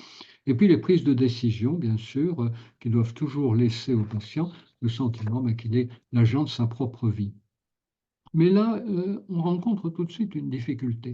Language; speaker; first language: French; native; French